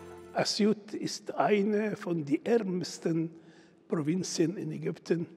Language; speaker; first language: German; non-native, fluent; Arabic